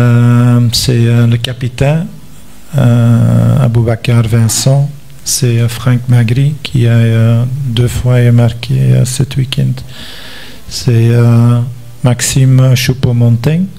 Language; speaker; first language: French; non-native, local second language; Dutch